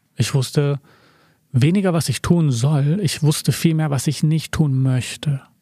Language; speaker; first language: German; early bilingual, other home language; Serbian